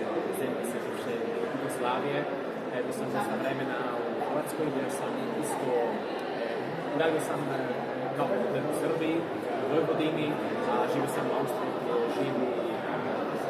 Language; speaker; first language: Serbian; non-native, fluent; Spanish